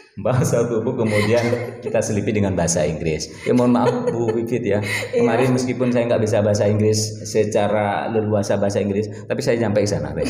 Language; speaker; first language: Indonesian; non-native, local second language; Madurese